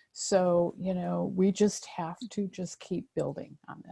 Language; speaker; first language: English; native; English